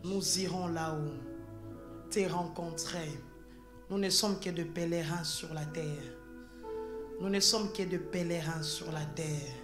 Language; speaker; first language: French; non-native, local second language; Lingala